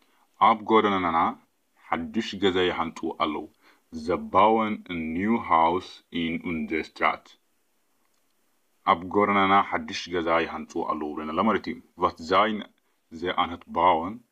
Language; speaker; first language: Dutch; non-native, fluent; Tigrinya